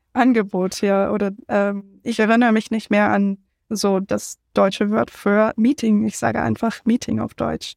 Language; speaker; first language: German; non-native, fluent; English